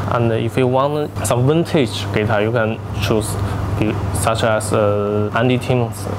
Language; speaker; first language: English; non-native, learner; Chinese